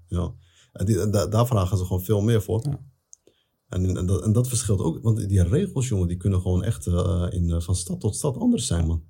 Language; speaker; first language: Dutch; early bilingual, other home language; Arabic